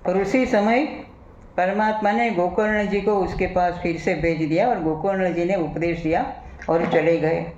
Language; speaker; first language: Hindi; non-native, local second language; Gujarati